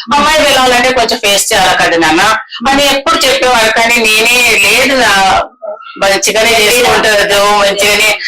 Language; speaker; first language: Telugu; non-native, fluent; Hindi